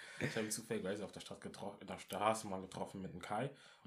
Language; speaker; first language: German; non-native, local second language; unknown